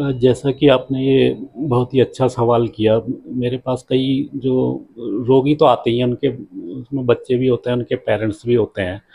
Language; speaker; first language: Hindi; native; Hindi